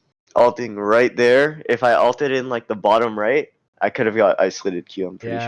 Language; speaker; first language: English; native; English